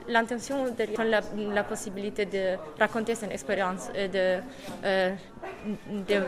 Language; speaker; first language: French; non-native, fluent; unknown